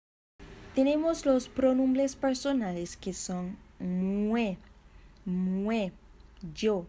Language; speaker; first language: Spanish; non-native, fluent; Haitian Creole